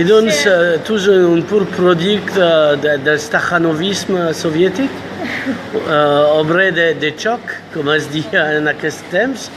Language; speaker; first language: Catalan; non-native, fluent; French